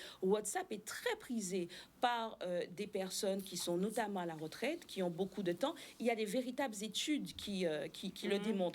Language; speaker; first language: French; native; French